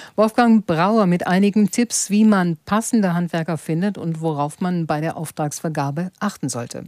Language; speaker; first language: German; native; German